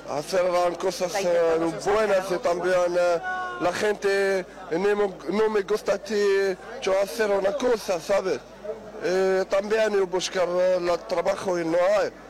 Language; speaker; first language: Spanish; non-native, learner; Arabic